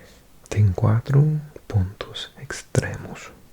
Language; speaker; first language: Portuguese; non-native, learner; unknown